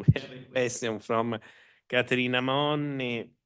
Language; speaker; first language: English; non-native, fluent; Italian